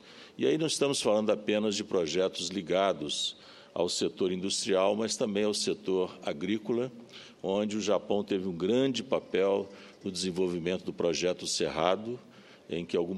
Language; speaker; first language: Portuguese; native; Portuguese